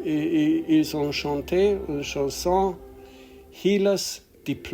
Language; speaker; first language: French; non-native, learner; English